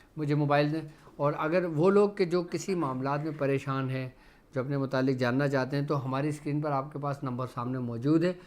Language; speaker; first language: Urdu; native; Urdu